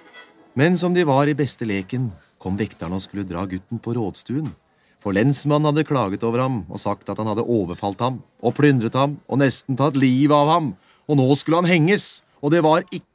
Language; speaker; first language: Norwegian; native; Norwegian